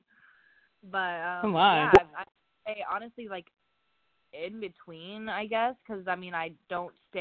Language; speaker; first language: English; native; English